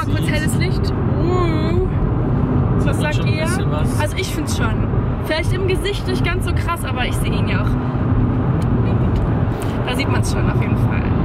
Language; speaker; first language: German; native; German